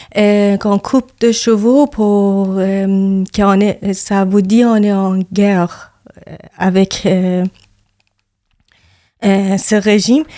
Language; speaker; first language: French; non-native, learner; Persian